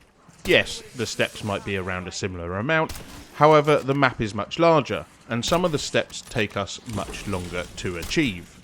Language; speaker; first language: English; native; English